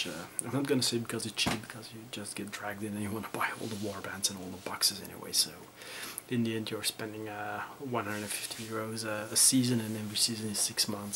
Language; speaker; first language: English; non-native, fluent; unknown